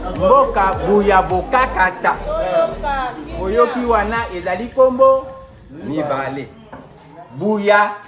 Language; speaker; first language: Lingala; native; Lingala